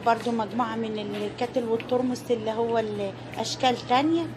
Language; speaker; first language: Arabic; native; Arabic